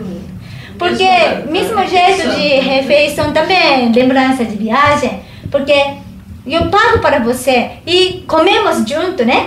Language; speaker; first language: Portuguese; non-native, learner; Japanese